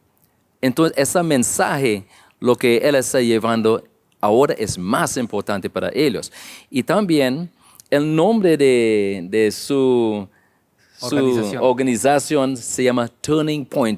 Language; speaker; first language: Spanish; non-native, learner; English